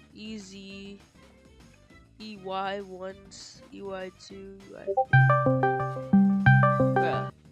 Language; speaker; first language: English; native; English